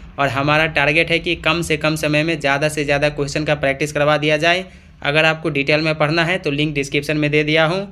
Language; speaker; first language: Hindi; native; Hindi